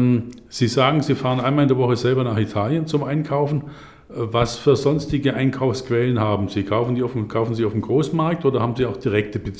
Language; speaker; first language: German; native; German